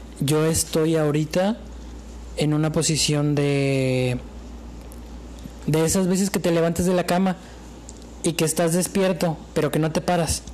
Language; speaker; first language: Spanish; native; Spanish